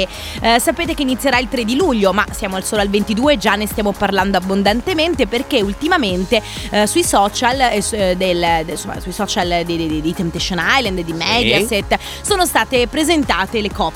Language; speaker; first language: Italian; native; Italian